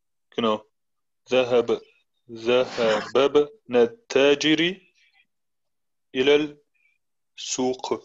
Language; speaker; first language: Arabic; non-native, learner; German